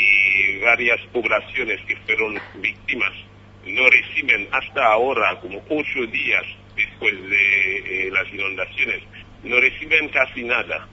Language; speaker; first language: Spanish; non-native, fluent; Haitian Creole